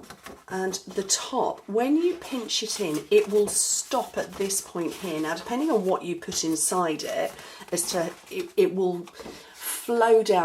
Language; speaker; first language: English; native; English